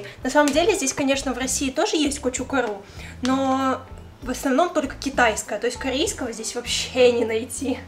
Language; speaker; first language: Russian; native; Russian